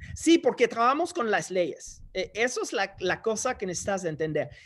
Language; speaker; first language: Spanish; non-native, fluent; English